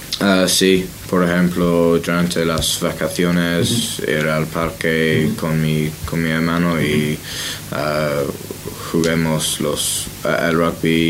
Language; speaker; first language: Spanish; non-native, learner; English